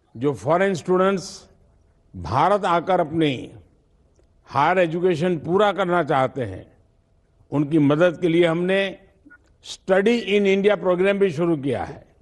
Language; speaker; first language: Hindi; non-native, local second language; Gujarati